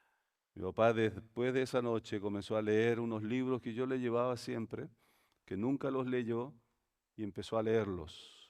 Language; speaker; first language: Spanish; native; Spanish